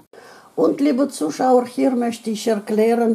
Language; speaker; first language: German; non-native, learner; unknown